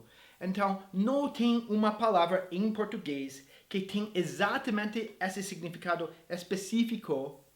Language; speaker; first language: Portuguese; non-native, fluent; English